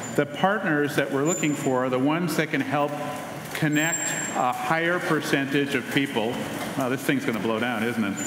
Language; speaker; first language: English; native; English